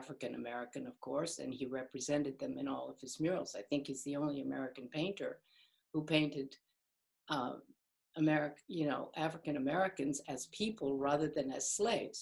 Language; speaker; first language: English; native; English